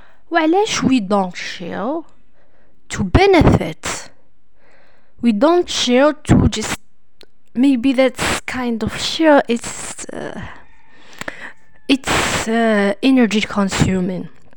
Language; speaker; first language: English; non-native, fluent; Arabic